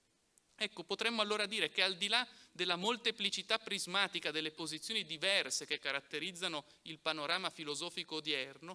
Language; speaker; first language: Italian; native; Italian